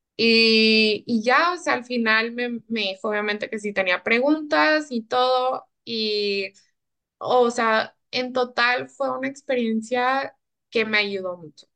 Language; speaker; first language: Spanish; early bilingual, heritage; Spanish